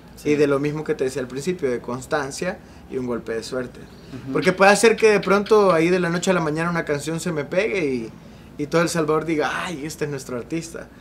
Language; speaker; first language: Spanish; native; Spanish